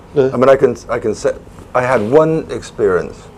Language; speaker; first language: English; native; English